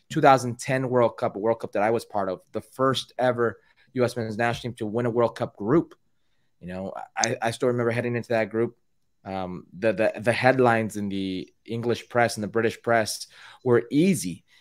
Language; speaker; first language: English; early bilingual, other home language; Spanish